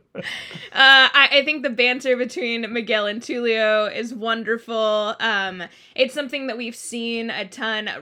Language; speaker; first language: English; early bilingual, other home language; Thai